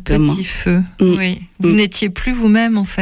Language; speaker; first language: French; native; French